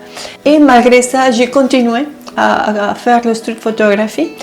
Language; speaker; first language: French; non-native, fluent; Spanish